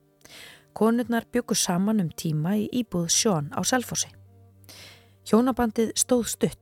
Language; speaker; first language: Icelandic; native; Icelandic